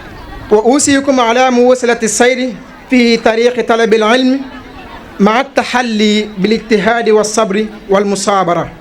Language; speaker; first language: Arabic; non-native, fluent; Wolof